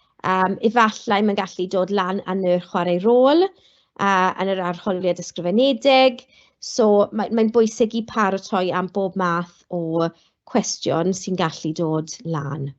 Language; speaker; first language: Welsh; non-native, local second language; English